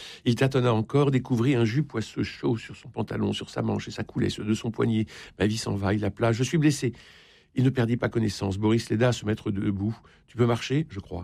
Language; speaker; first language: French; native; French